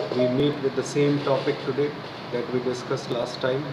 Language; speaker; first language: English; non-native, local second language; Gujarati